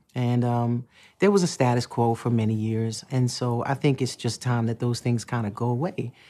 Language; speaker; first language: English; native; English